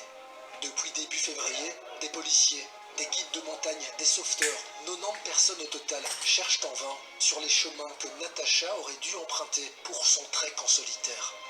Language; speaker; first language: French; native; French